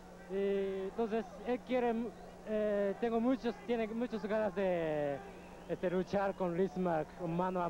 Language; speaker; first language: Spanish; non-native, fluent; Japanese